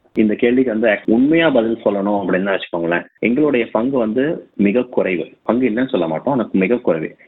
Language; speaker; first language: Tamil; non-native, local second language; Telugu